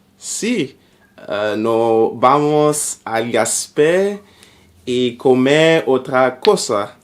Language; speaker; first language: Spanish; non-native, learner; French